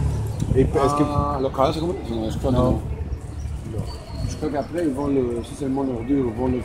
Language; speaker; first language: French; non-native, learner; Spanish